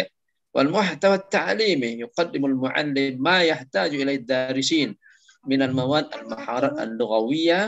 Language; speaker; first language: Arabic; non-native, fluent; Indonesian